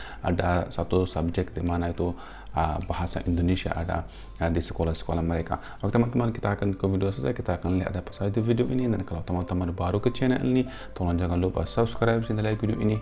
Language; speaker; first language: Indonesian; non-native, fluent; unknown